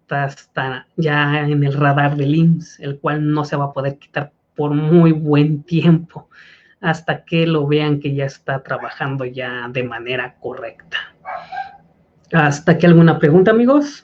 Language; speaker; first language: Spanish; native; Spanish